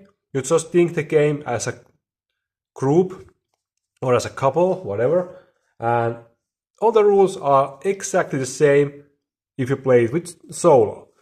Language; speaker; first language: English; non-native, fluent; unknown